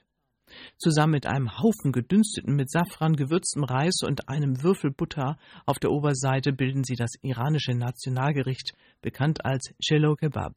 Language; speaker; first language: German; native; German